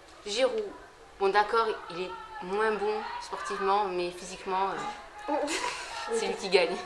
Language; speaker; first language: French; native; French